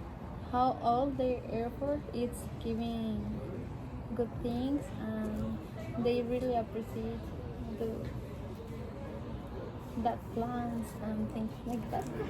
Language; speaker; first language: English; non-native, learner; Spanish